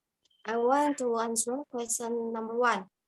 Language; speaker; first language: English; non-native, learner; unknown